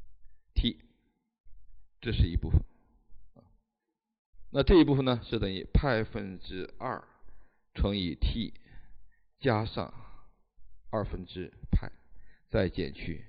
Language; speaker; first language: Chinese; native; Chinese